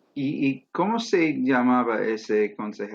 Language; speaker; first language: Spanish; non-native, fluent; English